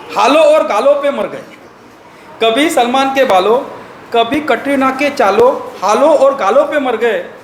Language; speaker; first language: Hindi; non-native, local second language; Marathi